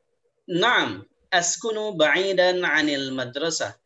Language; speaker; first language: Arabic; non-native, fluent; Indonesian